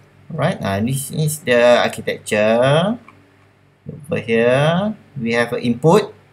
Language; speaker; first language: English; non-native, local second language; Malay